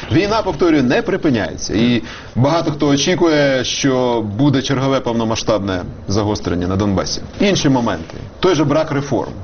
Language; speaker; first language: Ukrainian; native; Ukrainian